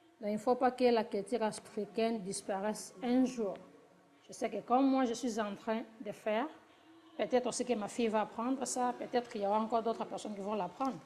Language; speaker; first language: French; non-native, local second language; Lingala